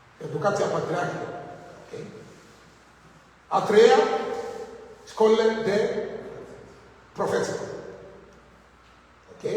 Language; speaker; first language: Romanian; non-native, learner; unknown